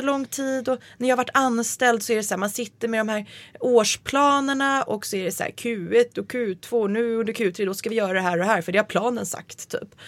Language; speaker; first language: Swedish; native; Swedish